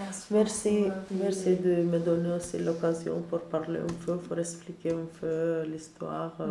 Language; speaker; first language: French; non-native, learner; Albanian